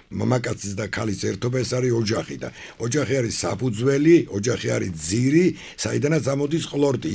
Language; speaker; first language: Georgian; non-native, local second language; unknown